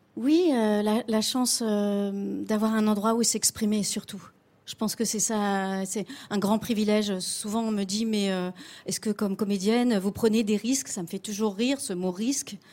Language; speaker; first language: French; native; French